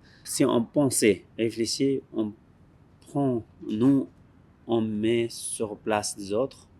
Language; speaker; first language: French; non-native, learner; Tibetan